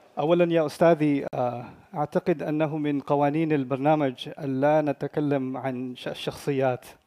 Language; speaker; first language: Arabic; non-native, fluent; Urdu